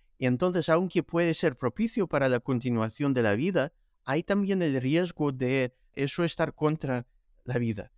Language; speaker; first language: Spanish; non-native, fluent; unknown